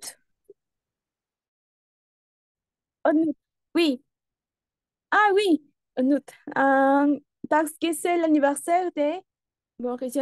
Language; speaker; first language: French; non-native, learner; Spanish